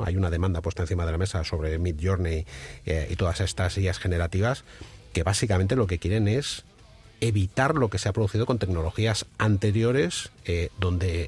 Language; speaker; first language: Spanish; native; Spanish